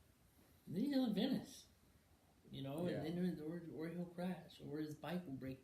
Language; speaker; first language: English; native; English